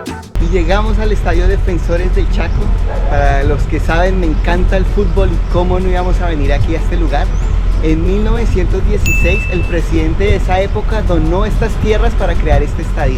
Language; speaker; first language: Spanish; native; Spanish